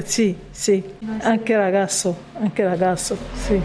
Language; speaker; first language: Italian; non-native, learner; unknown